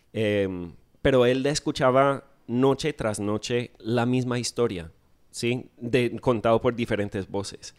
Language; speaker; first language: Spanish; non-native, fluent; English